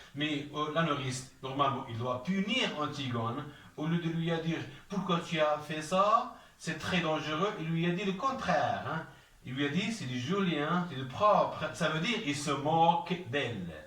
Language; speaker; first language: French; non-native, local second language; Arabic